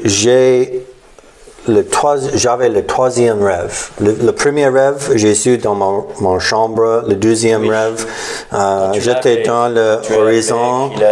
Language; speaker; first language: French; non-native, learner; English